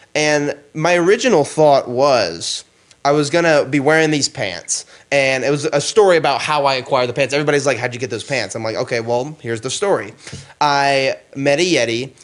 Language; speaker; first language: English; native; English